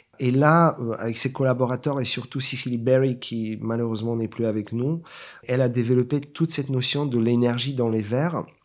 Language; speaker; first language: French; non-native, fluent; Bulgarian